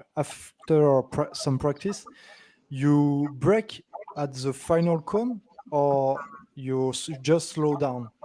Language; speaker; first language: English; non-native, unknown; French